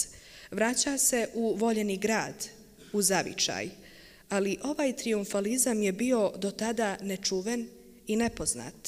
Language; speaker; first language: Bosnian; native; Bosnian